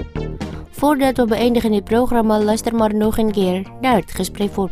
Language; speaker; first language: Dutch; non-native, fluent; Indonesian